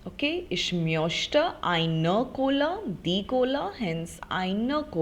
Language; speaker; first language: German; non-native, fluent; Hindi